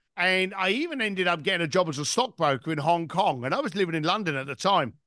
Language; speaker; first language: English; native; English